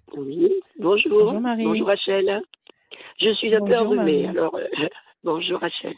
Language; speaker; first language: French; native; French